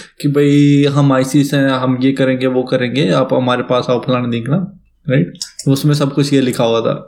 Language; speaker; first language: Hindi; native; Hindi